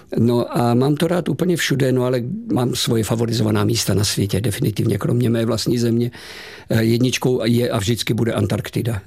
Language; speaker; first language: Czech; native; Czech